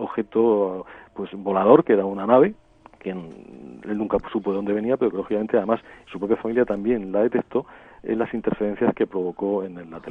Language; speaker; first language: Spanish; native; Spanish